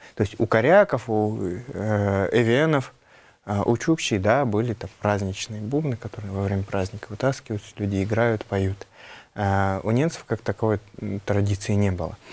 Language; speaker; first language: Russian; non-native, local second language; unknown